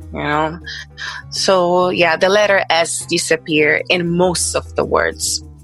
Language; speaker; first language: English; non-native, fluent; Spanish